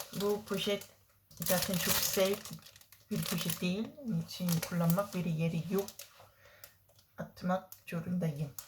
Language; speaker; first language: Turkish; non-native, learner; Korean